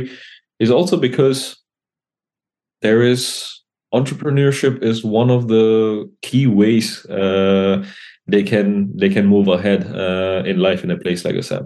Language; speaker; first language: English; non-native, local second language; Assamese